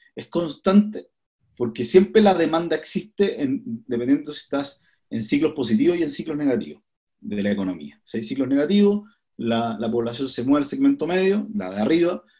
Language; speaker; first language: Spanish; native; Spanish